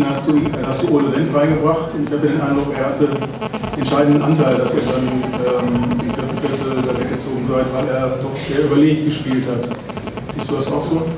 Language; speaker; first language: German; native; German